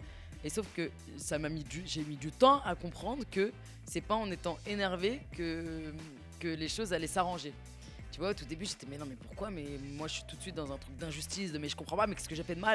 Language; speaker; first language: French; native; French